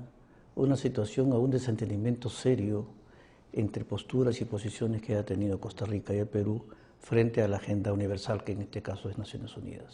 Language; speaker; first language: Spanish; native; Spanish